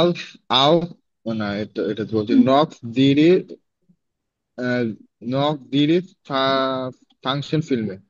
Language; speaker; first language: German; non-native, learner; Bangla